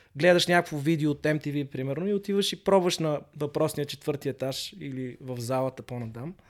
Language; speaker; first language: Bulgarian; native; Bulgarian